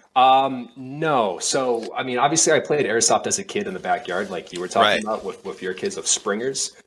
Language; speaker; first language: English; native; English